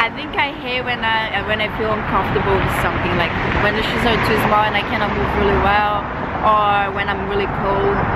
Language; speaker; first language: English; non-native, fluent; Portuguese